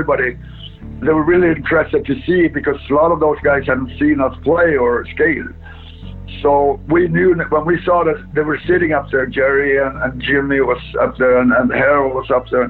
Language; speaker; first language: English; non-native, fluent; Swedish